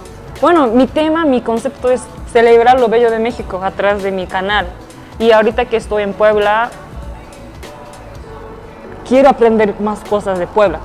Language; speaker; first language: Spanish; non-native, fluent; Japanese